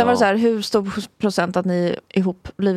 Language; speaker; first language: Swedish; native; Swedish